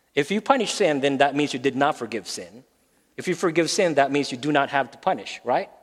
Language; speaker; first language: English; non-native, local second language; Filipino